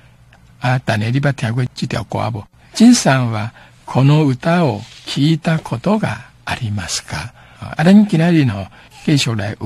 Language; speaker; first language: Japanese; non-native, fluent; Chinese